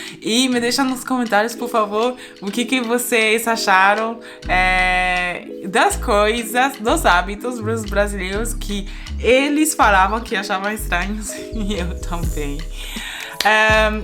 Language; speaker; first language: Portuguese; non-native, fluent; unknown